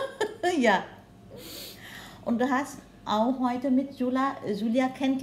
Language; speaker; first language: German; non-native, learner; Vietnamese